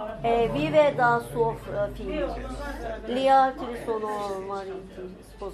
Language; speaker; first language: Italian; non-native, fluent; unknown